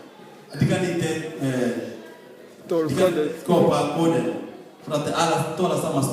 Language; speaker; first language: Swedish; non-native, fluent; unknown